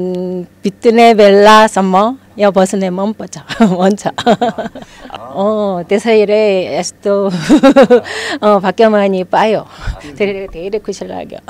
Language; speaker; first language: Nepali; non-native, learner; Korean